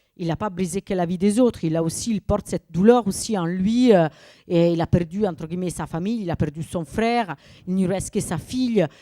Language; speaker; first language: French; non-native, fluent; Italian